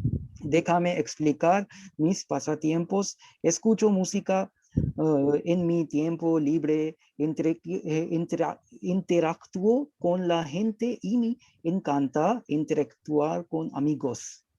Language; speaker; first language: Spanish; non-native, learner; Hindi